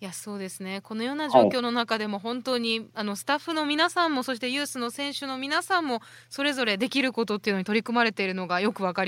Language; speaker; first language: Japanese; native; Japanese